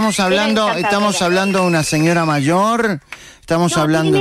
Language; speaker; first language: Spanish; native; Spanish